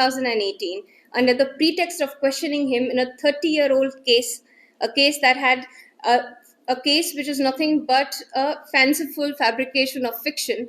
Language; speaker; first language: English; non-native, local second language; Gujarati